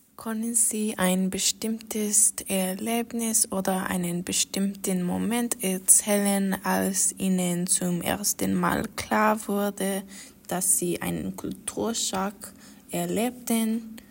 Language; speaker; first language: German; non-native, learner; English